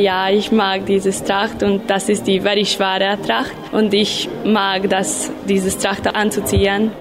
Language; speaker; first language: German; non-native, local second language; Hungarian